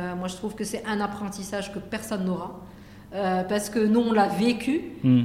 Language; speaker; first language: French; non-native, local second language; Arabic